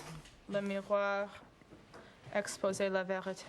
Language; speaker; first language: French; non-native, learner; English